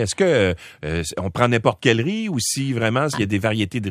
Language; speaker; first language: French; native; French